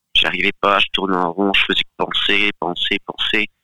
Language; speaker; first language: French; non-native, fluent; Galician